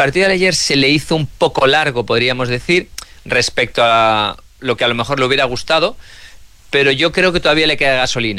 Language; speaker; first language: Spanish; native; Spanish